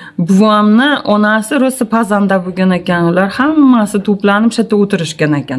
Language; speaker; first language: Uzbek; non-native, local second language; Tatar